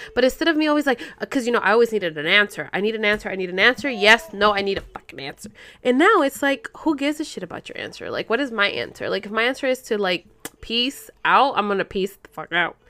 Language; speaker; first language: English; early bilingual, other home language; Spanish